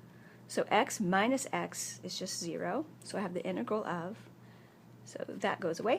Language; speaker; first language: English; native; English